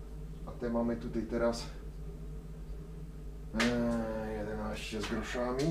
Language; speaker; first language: Polish; native; Polish